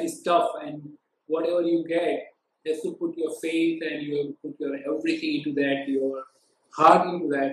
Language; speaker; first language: English; non-native, local second language; Gujarati